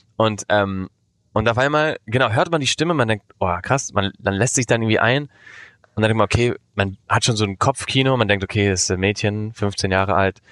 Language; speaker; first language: German; early bilingual, heritage; German